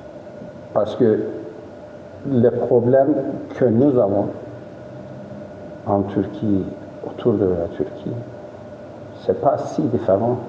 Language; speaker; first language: French; non-native, fluent; Turkish